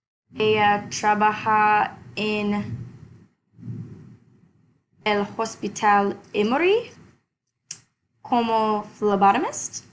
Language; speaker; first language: Spanish; non-native, learner; English